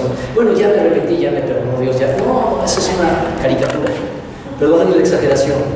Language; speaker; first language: Spanish; native; Spanish